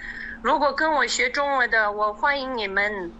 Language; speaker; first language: Chinese; non-native, local second language; Tibetan